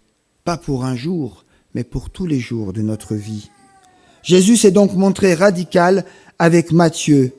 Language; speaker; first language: French; native; French